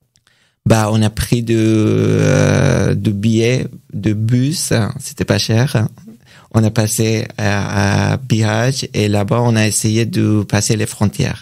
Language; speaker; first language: French; non-native, learner; Persian